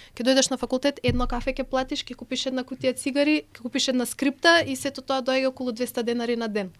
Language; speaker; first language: Macedonian; native; Macedonian